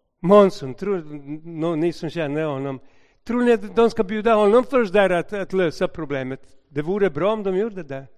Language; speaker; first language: Swedish; non-native, fluent; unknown